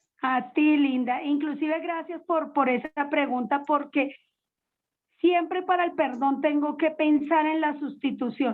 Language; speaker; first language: Spanish; native; Spanish